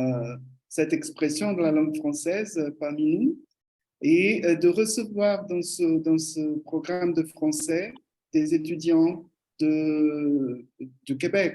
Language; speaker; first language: French; non-native, fluent; Portuguese